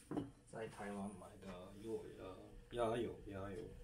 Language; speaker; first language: Chinese; non-native, fluent; Japanese